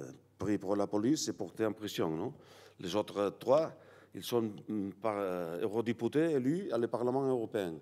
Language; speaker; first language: French; non-native, learner; Catalan